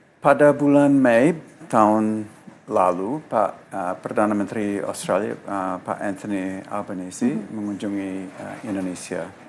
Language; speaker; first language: Indonesian; non-native, fluent; English